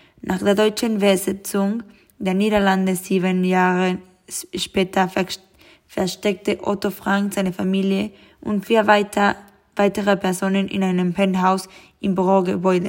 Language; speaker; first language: German; non-native, learner; Spanish